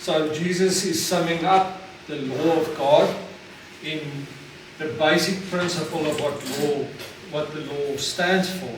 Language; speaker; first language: English; non-native, local second language; Afrikaans